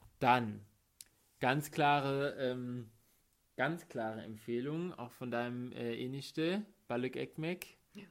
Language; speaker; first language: German; native; German